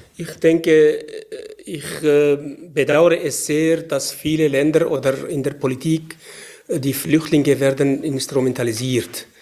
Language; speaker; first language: German; non-native, fluent; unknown